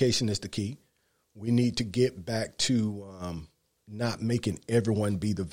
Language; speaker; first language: English; native; English